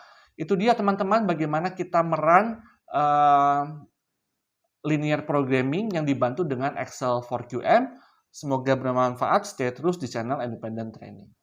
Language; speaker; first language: Indonesian; native; Indonesian